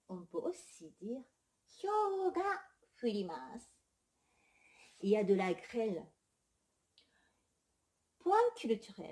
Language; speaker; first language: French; non-native, fluent; Japanese